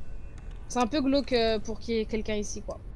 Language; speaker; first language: French; native; French